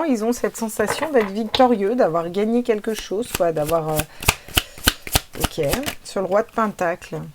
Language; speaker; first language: French; native; French